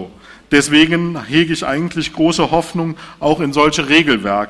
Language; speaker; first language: German; native; German